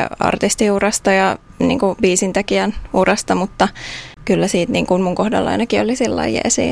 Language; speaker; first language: Finnish; native; Finnish